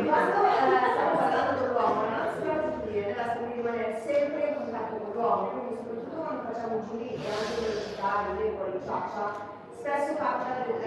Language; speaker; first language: Italian; native; Italian